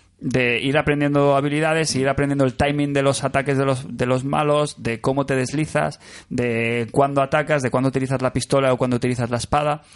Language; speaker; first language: Spanish; native; Spanish